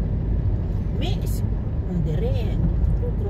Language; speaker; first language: French; non-native, fluent; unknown